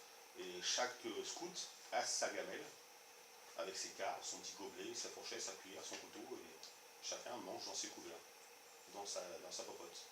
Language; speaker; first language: French; native; French